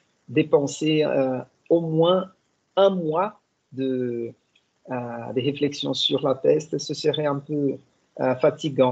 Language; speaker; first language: French; non-native, fluent; Portuguese